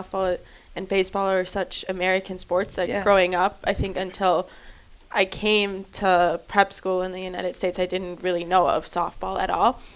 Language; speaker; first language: English; non-native, fluent; German